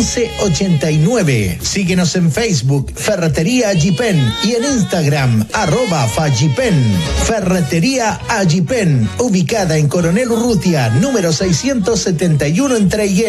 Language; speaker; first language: Spanish; native; Spanish